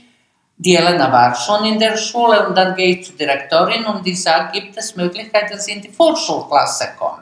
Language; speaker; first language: German; non-native, fluent; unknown